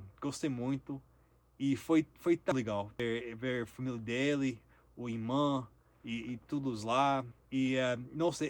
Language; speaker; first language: Portuguese; non-native, learner; English